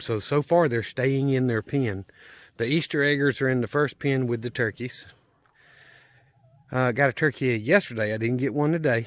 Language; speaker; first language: English; native; English